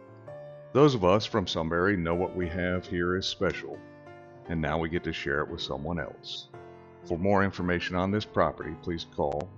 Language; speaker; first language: English; native; English